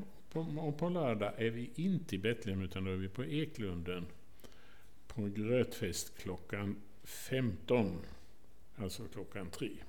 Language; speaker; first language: Swedish; native; Swedish